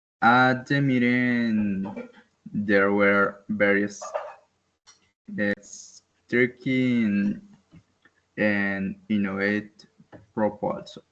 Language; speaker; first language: English; non-native, learner; Spanish